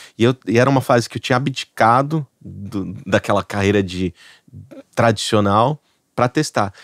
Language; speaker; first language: Portuguese; native; Portuguese